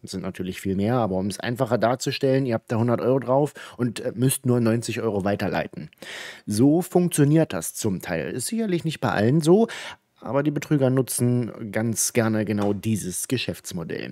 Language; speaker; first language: German; native; German